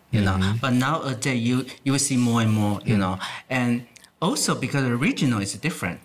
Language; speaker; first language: English; non-native, fluent; Chinese